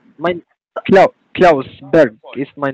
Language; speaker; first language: German; non-native, learner; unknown